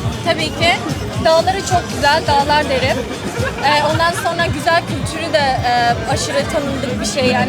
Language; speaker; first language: Turkish; early bilingual, other home language; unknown